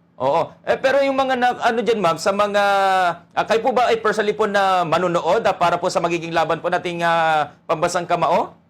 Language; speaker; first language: Filipino; non-native, local second language; Pangasinan